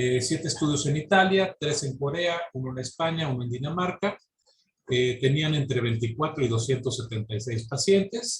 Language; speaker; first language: Spanish; native; Spanish